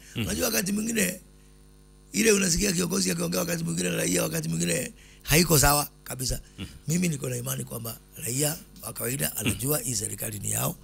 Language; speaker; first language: Swahili; non-native, local second language; Kikuyu